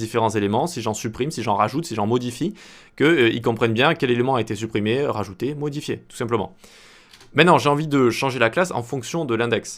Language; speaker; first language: French; native; French